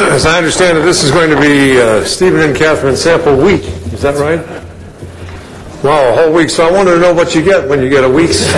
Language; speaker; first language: English; native; English